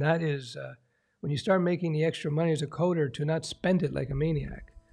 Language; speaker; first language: English; early bilingual, other home language; French